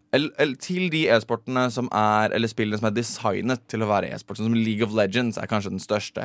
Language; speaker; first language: Norwegian; native; Norwegian